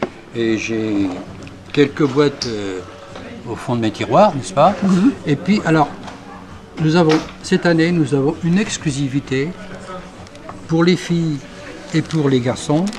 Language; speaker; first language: French; native; French